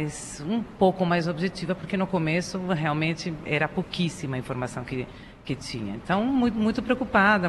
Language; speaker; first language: Portuguese; non-native, fluent; Spanish